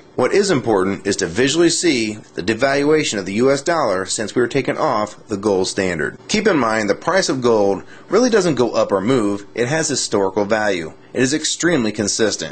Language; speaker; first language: English; native; English